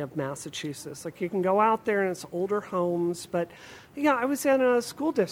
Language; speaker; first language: English; native; English